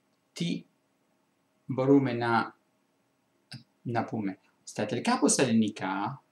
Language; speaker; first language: Greek; non-native, fluent; Italian